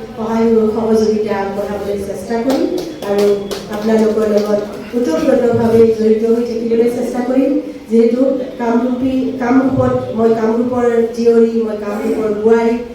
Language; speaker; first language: Assamese; native; Assamese